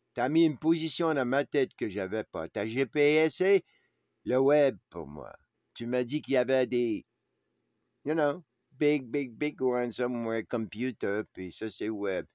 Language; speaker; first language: French; native; French